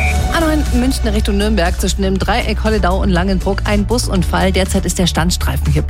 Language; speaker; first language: German; native; German